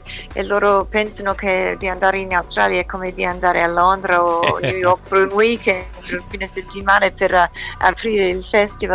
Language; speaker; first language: Italian; early bilingual, heritage; English